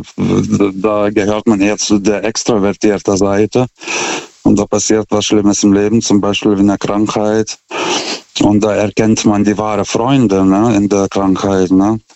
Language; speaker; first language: German; non-native, fluent; Lithuanian